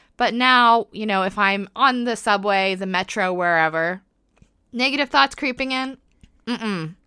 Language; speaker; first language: English; native; English